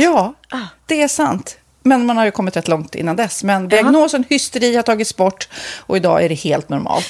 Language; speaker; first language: Swedish; native; Swedish